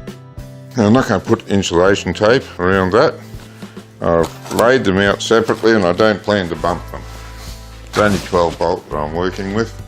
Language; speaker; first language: English; native; English